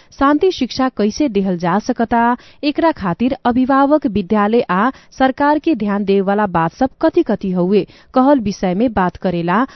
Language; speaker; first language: Bhojpuri; native; Bhojpuri